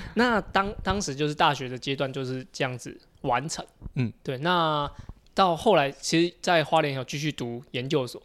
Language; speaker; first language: Chinese; native; Chinese